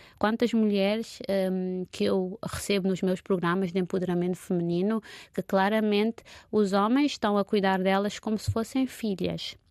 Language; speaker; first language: Portuguese; non-native, local second language; Kabuverdianu